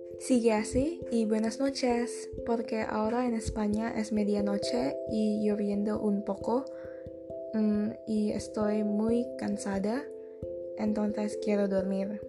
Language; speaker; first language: Spanish; non-native, fluent; Indonesian